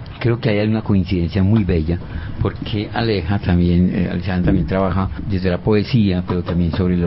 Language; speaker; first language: Spanish; native; Spanish